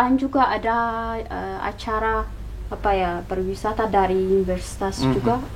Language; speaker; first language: Indonesian; non-native, learner; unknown